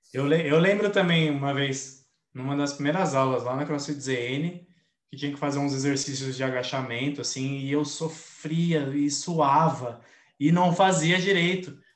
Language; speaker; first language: Portuguese; native; Portuguese